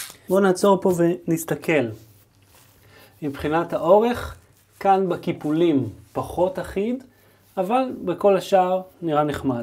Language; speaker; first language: Hebrew; native; Hebrew